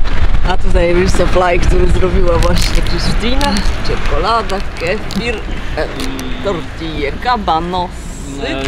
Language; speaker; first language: Polish; native; Polish